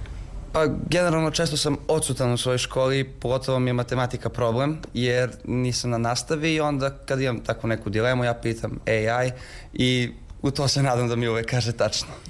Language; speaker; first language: Serbian; native; Serbian